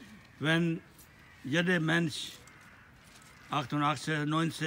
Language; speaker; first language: German; non-native, learner; Urdu